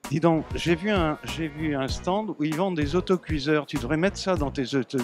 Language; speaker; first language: French; native; French